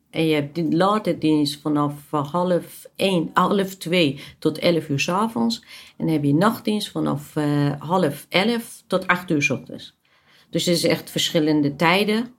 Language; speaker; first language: Dutch; non-native, fluent; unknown